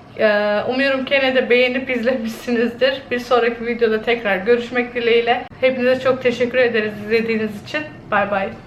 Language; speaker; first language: Turkish; early bilingual, heritage; Turkish